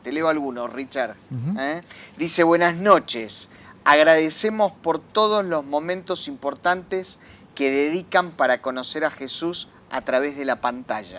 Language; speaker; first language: Spanish; native; Spanish